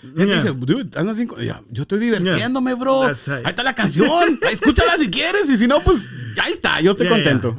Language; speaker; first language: Spanish; early bilingual, heritage; Spanish